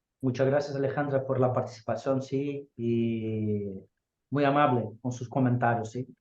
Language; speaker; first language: Spanish; non-native, fluent; Portuguese